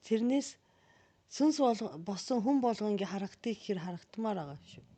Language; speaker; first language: Mongolian; non-native, fluent; Japanese